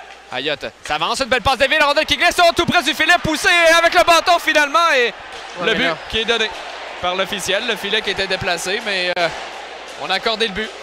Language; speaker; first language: French; native; French